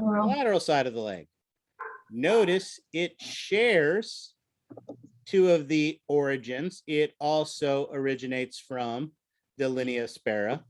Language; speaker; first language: English; native; English